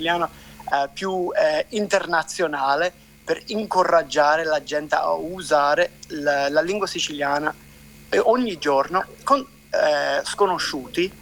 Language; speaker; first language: Italian; non-native, fluent; English